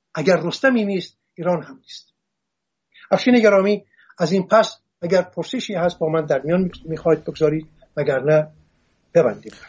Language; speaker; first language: Persian; non-native, local second language; Assyrian Neo-Aramaic